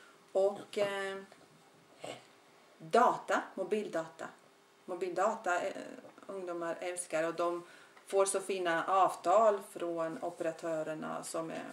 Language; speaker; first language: Swedish; non-native, fluent; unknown